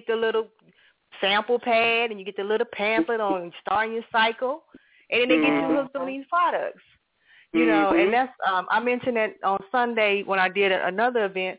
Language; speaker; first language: English; native; English